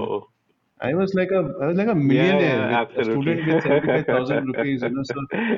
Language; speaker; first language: English; non-native, local second language; Bangla